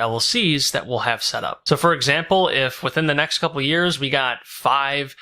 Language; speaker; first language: English; native; English